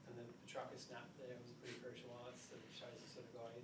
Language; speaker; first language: English; native; English